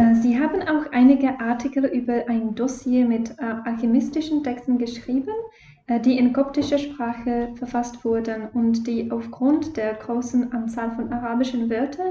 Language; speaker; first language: German; non-native, fluent; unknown